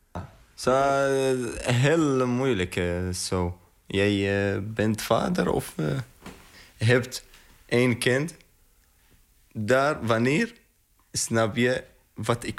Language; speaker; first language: Dutch; non-native, learner; Arabic